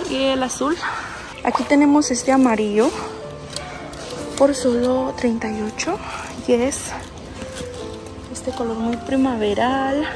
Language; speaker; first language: Spanish; native; Spanish